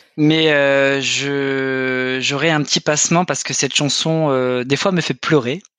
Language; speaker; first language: French; native; French